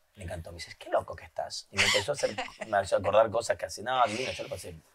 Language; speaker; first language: Spanish; native; Spanish